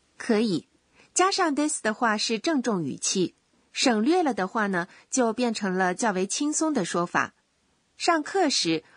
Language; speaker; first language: Chinese; native; Chinese